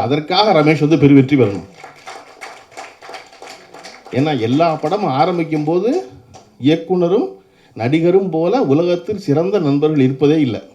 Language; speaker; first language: Tamil; native; Tamil